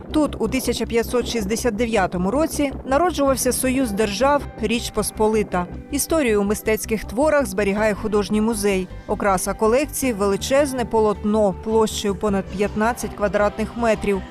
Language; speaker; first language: Ukrainian; native; Ukrainian